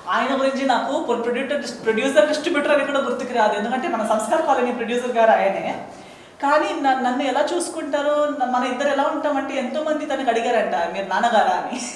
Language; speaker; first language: Telugu; non-native, fluent; Konkani